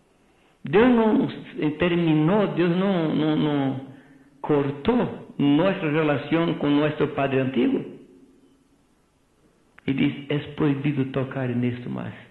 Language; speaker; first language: Spanish; non-native, fluent; Portuguese